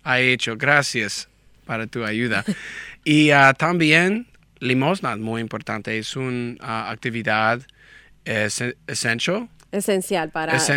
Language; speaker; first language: Spanish; non-native, learner; English